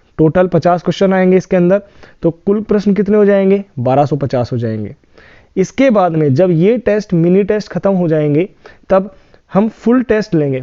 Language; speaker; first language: Hindi; native; Hindi